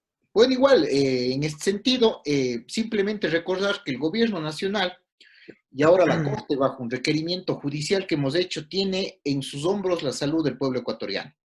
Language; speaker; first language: Spanish; native; Spanish